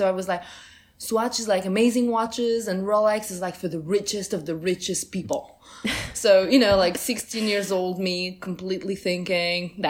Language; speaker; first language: English; non-native, fluent; Portuguese